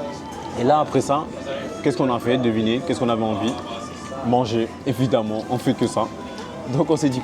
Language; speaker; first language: French; native; French